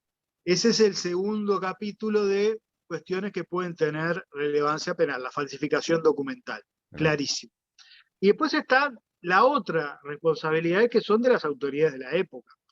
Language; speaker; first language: Spanish; native; Spanish